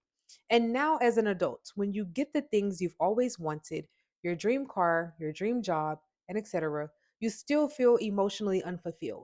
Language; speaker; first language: English; native; English